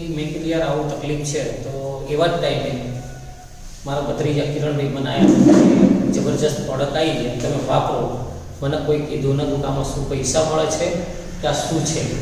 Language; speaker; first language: Gujarati; native; Gujarati